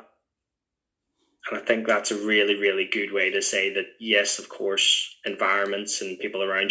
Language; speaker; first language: English; native; English